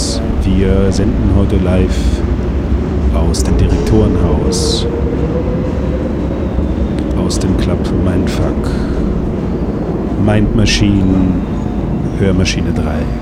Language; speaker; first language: German; native; German